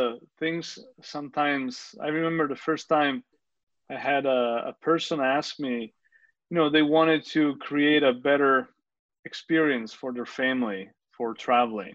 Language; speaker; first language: English; non-native, fluent; Italian